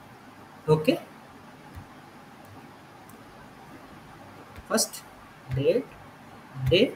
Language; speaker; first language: English; non-native, learner; Telugu